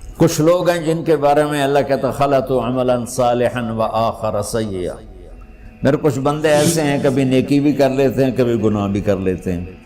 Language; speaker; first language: Urdu; non-native, local second language; Punjabi